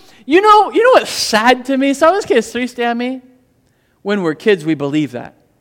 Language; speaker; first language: English; native; English